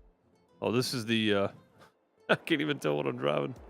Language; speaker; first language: English; native; English